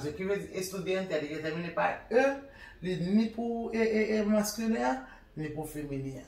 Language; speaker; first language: Spanish; non-native, learner; Haitian Creole